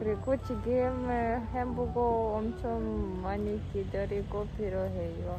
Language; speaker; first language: Korean; non-native, learner; Ukrainian